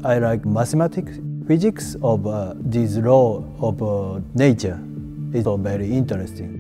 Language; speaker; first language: English; non-native, learner; Japanese